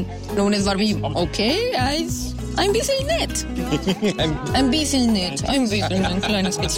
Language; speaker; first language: German; non-native, learner; Spanish